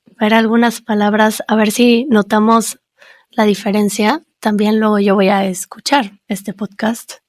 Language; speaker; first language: Spanish; native; Spanish